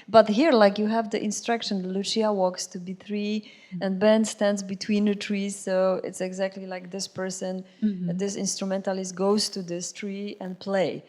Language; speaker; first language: English; non-native, fluent; Polish